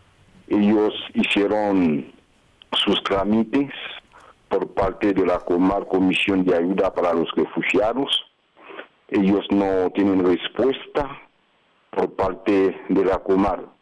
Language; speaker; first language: Spanish; non-native, fluent; Haitian Creole